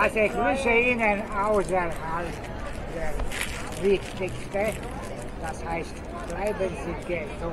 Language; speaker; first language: German; non-native, fluent; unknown